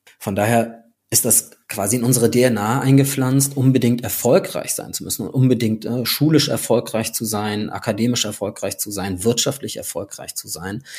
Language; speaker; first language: German; native; German